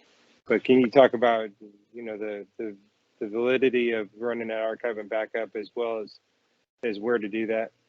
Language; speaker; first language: English; native; English